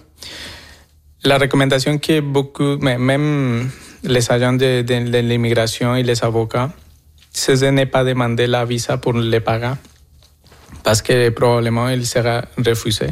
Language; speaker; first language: French; non-native, fluent; Spanish